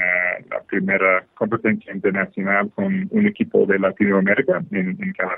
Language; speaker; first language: Spanish; non-native, fluent; English